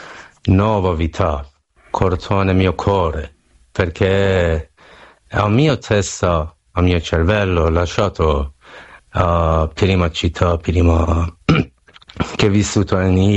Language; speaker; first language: Italian; non-native, learner; Persian